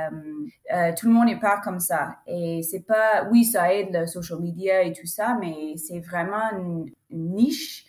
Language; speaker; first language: French; non-native, fluent; English